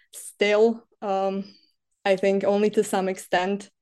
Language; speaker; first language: English; non-native, fluent; Slovak